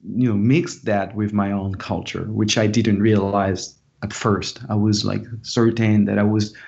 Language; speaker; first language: English; non-native, fluent; French